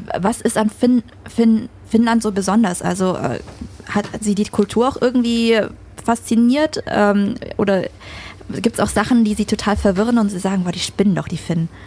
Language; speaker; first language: German; early bilingual, other home language; Vietnamese